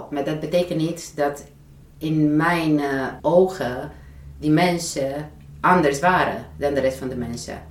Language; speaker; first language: Dutch; non-native, fluent; Romanian